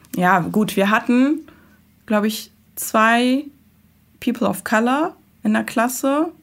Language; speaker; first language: German; early bilingual, other home language; Persian